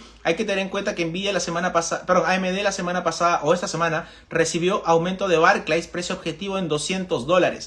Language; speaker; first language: Spanish; native; Spanish